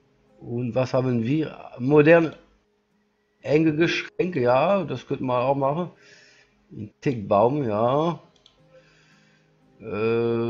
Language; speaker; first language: German; non-native, learner; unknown